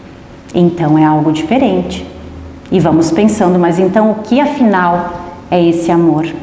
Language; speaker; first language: Portuguese; native; Portuguese